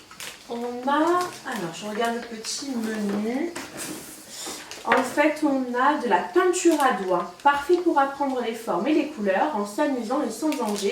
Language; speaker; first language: French; native; French